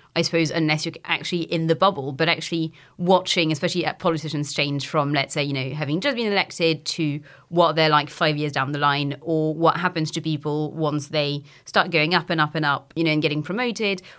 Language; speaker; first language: English; non-native, fluent; French